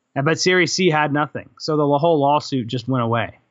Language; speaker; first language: English; native; English